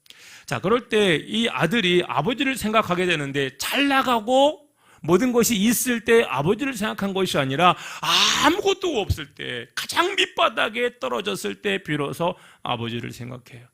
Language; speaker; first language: Korean; native; Korean